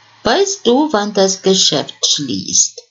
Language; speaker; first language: German; non-native, fluent; Russian